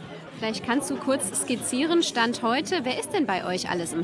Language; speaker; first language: German; native; German